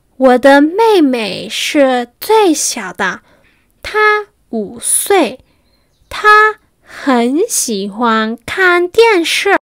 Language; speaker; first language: Chinese; non-native, fluent; Spanish